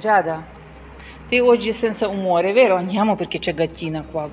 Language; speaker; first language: Italian; non-native, learner; Russian